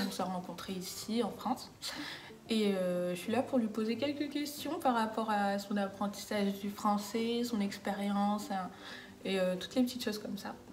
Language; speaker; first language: French; native; French